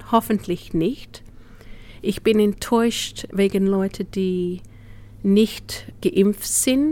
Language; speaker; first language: German; non-native, fluent; English